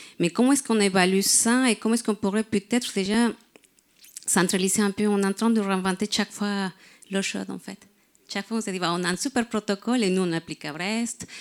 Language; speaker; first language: French; non-native, fluent; Spanish